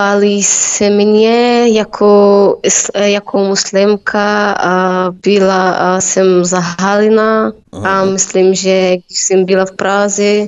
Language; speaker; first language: Czech; non-native, learner; Arabic